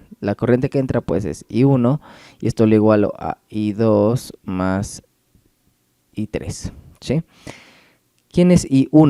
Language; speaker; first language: Spanish; native; Spanish